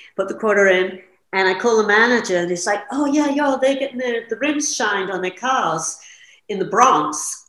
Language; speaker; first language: English; native; English